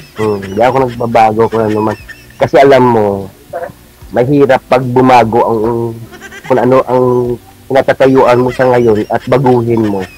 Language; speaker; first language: Filipino; non-native, local second language; Hiligaynon